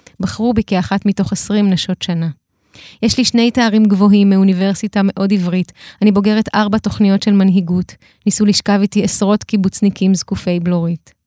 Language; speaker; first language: Hebrew; early bilingual, other home language; Russian